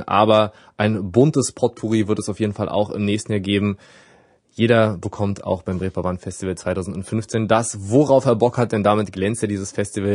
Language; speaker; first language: German; native; German